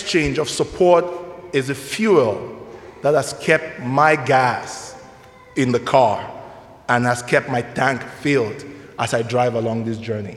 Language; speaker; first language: English; non-native, local second language; Igbo